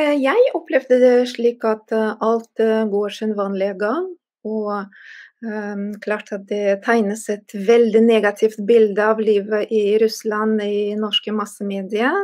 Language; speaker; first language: Norwegian; non-native, fluent; Russian